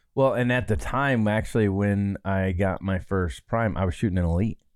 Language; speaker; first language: English; native; English